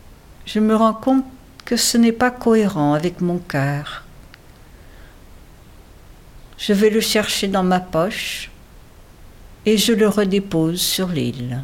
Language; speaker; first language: French; native; French